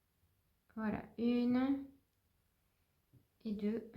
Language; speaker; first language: French; native; French